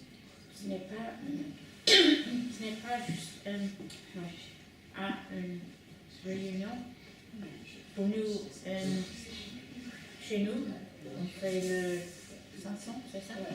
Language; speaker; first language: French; non-native, learner; English